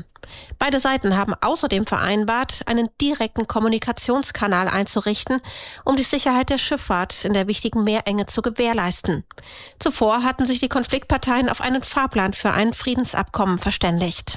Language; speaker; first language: German; native; German